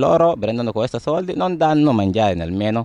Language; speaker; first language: Italian; non-native, learner; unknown